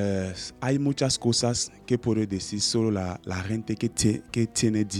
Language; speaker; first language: Spanish; non-native, learner; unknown